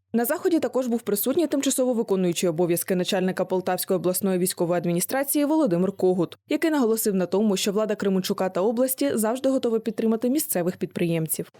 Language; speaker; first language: Ukrainian; native; Ukrainian